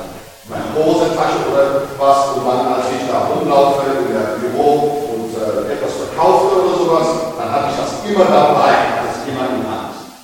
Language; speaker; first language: German; non-native, learner; English